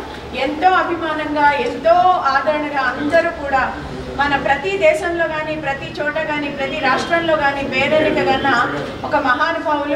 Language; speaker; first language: Telugu; native; Telugu